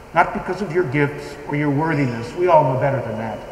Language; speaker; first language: English; native; English